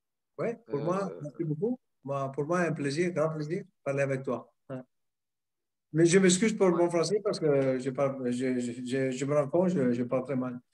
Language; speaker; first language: French; non-native, fluent; Italian